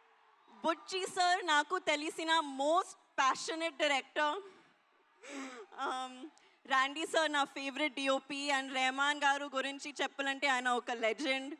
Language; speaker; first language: Telugu; non-native, learner; Hindi